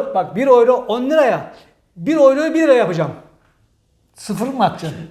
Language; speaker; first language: Turkish; early bilingual, heritage; Turkish